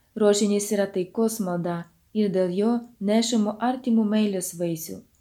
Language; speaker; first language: Lithuanian; non-native, fluent; Ukrainian